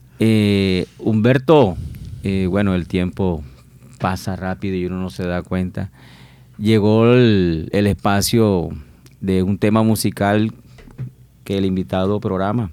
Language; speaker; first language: Spanish; native; Spanish